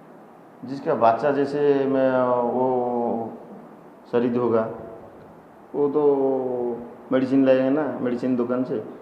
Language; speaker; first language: Hindi; non-native, local second language; Odia